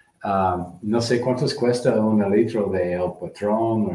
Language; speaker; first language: Spanish; non-native, learner; English